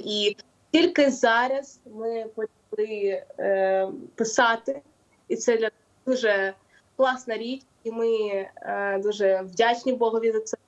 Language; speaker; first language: Ukrainian; non-native, local second language; Russian